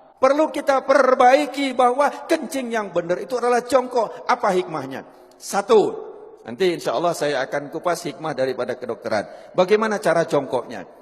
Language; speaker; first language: Indonesian; non-native, local second language; Javanese